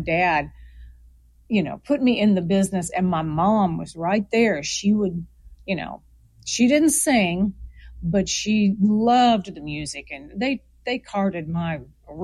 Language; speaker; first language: English; native; English